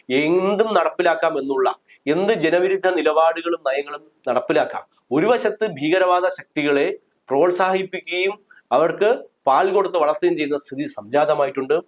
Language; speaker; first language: Malayalam; native; Malayalam